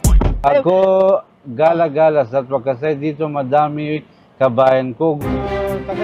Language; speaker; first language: Filipino; non-native, learner; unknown